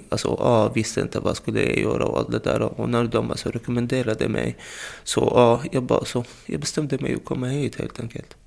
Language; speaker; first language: Swedish; non-native, fluent; Arabic